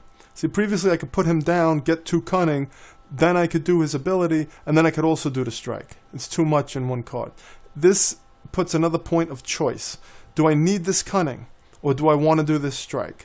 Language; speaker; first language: English; native; English